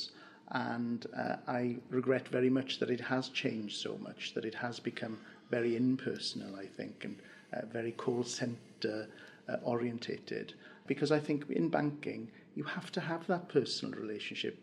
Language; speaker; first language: English; non-native, local second language; Welsh